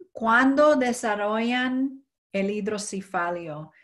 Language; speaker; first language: Spanish; non-native, fluent; English